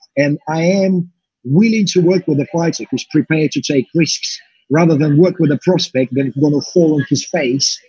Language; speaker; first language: English; non-native, fluent; Russian